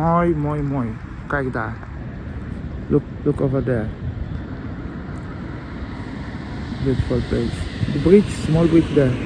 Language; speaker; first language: English; non-native, learner; Portuguese